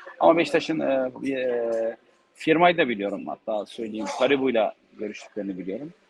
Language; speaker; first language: Turkish; native; Turkish